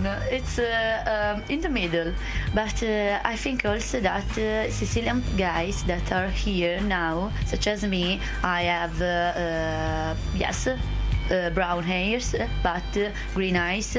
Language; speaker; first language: English; non-native, fluent; Italian